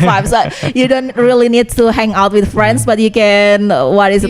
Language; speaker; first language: English; non-native, learner; Indonesian